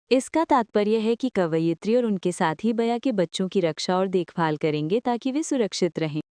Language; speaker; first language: Hindi; non-native, local second language; Malayalam